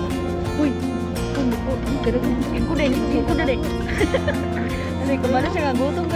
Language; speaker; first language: Filipino; non-native, local second language; Cebuano